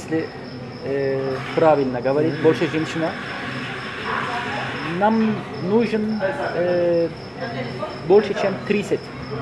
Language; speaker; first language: Russian; non-native, local second language; Turkish